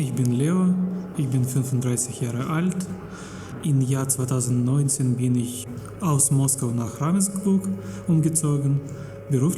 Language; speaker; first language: German; non-native, fluent; Russian